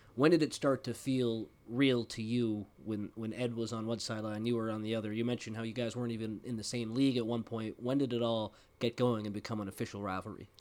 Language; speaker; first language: English; native; English